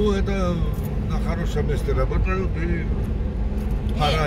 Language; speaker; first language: Russian; non-native, local second language; Georgian